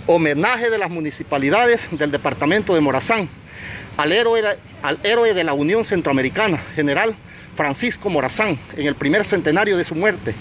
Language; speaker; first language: Spanish; native; Spanish